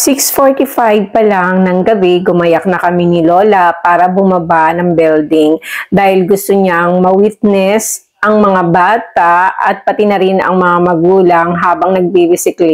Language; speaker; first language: Filipino; native; Filipino